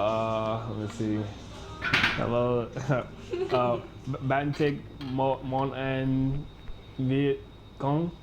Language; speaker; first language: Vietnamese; non-native, learner; English